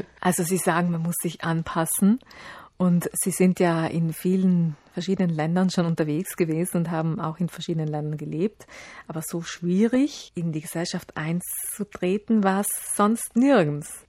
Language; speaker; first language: German; native; German